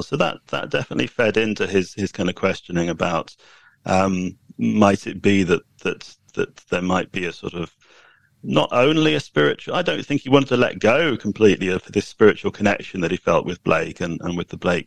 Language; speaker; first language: English; native; English